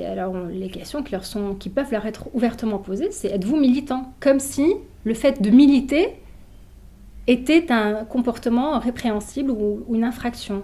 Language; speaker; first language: French; native; French